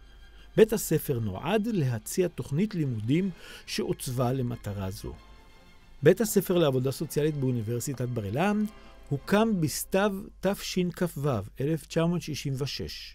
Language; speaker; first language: Hebrew; native; Hebrew